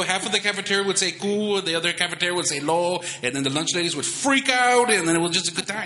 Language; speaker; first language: English; early bilingual, other home language; Spanish